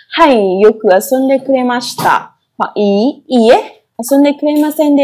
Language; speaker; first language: Japanese; non-native, learner; Vietnamese